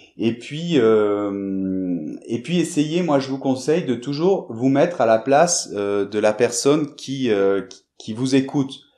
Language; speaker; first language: French; native; French